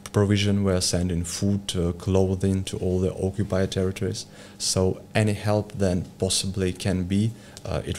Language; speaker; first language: English; non-native, learner; Ukrainian